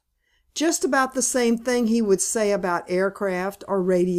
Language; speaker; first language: English; native; English